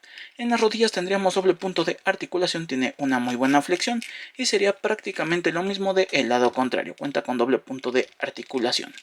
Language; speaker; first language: Spanish; native; Spanish